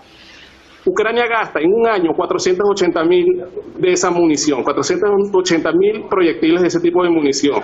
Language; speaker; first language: Spanish; native; Spanish